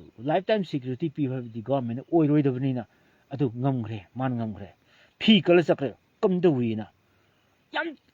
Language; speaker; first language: Manipuri; non-native, local second language; Thado Chin